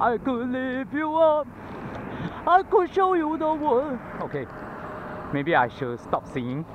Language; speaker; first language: English; non-native, local second language; Chinese